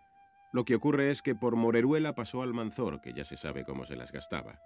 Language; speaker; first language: Spanish; native; Spanish